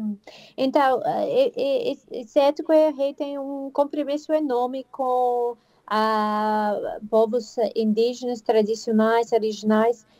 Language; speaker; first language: Portuguese; non-native, fluent; English